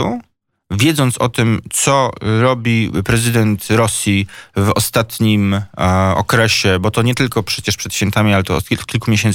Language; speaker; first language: Polish; native; Polish